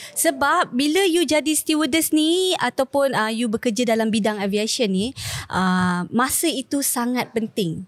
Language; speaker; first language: Malay; native; Malay